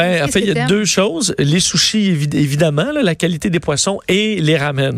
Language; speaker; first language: French; native; French